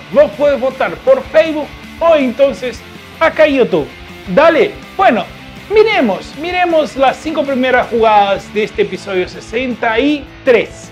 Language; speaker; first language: Spanish; native; Spanish